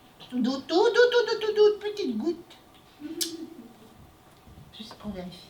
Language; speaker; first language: French; native; French